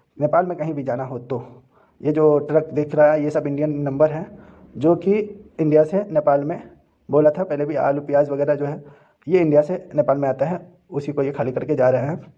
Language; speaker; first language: Hindi; native; Hindi